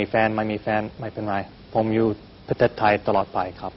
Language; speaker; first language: Thai; non-native, learner; English